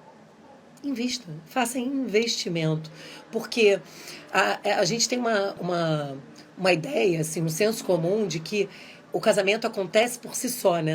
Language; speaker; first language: Portuguese; native; Portuguese